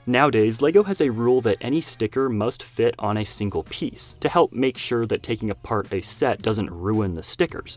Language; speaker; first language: English; native; English